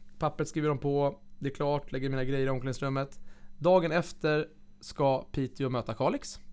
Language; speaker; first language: Swedish; native; Swedish